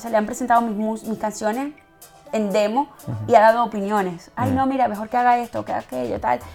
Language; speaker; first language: Spanish; native; Spanish